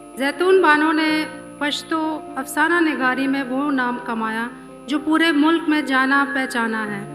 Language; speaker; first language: Urdu; non-native, local second language; Pashto